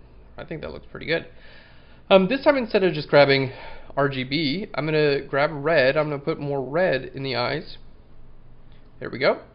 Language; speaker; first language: English; native; English